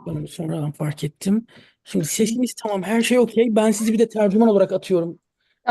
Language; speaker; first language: Turkish; native; Turkish